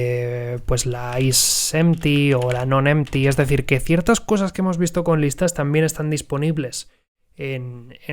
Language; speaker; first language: Spanish; native; Spanish